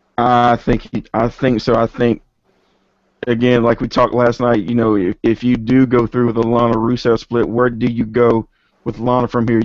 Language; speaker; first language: English; native; English